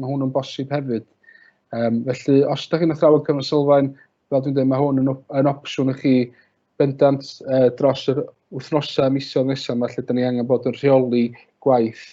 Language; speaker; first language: Welsh; native; Welsh